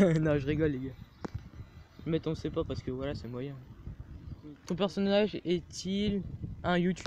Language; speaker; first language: French; native; French